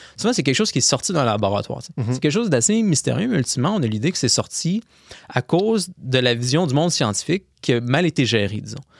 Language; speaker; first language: French; native; French